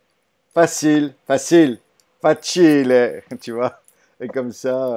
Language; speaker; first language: French; native; French